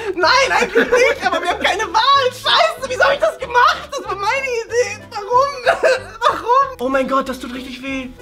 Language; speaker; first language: German; early bilingual, other home language; Italian